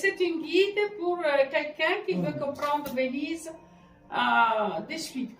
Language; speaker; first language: French; non-native, fluent; Italian